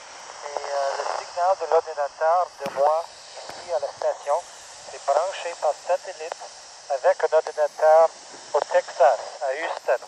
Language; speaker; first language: French; non-native, local second language; English